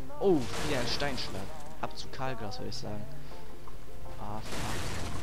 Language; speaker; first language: German; native; German